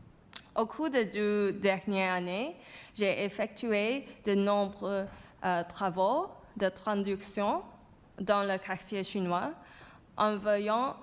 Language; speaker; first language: French; non-native, fluent; Chinese